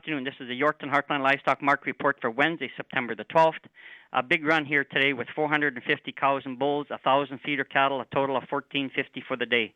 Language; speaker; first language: English; native; English